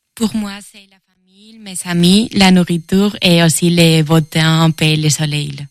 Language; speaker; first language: French; non-native, learner; Spanish